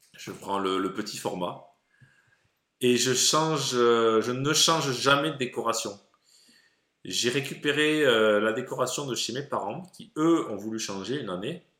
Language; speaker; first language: French; native; French